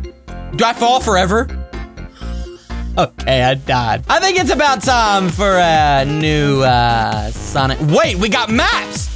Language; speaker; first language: English; native; English